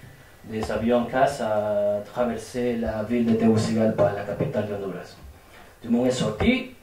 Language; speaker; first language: French; non-native, fluent; Spanish